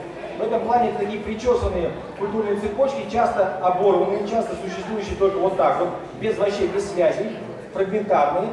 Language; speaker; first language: Russian; native; Russian